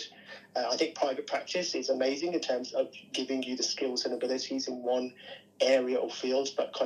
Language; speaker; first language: English; native; English